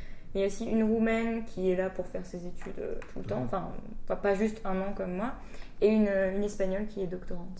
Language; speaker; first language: French; native; French